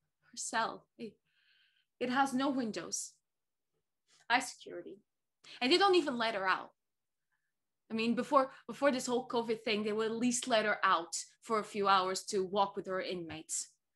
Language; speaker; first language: English; non-native, fluent; Portuguese